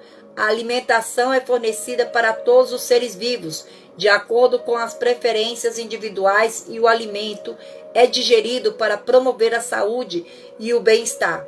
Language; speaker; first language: Portuguese; native; Portuguese